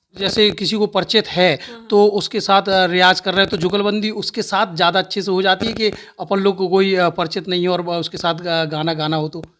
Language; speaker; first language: Hindi; native; Hindi